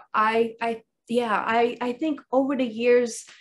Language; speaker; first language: English; early bilingual, other home language; Russian